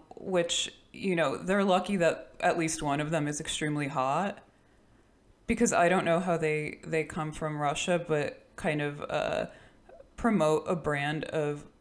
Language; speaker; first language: English; early bilingual, other home language; Russian